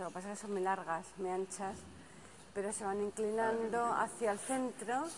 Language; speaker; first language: Spanish; native; Spanish